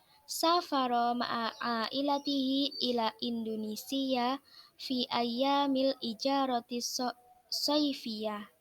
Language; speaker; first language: Arabic; non-native, fluent; Indonesian